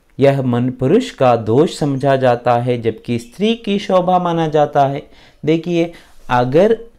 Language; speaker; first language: Hindi; non-native, local second language; Kannada